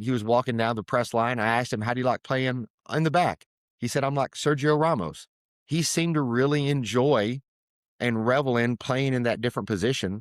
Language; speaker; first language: English; native; English